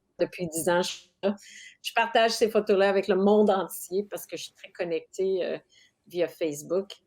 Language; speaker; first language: French; non-native, local second language; English